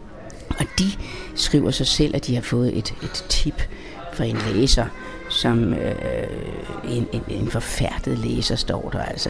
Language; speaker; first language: Danish; native; Danish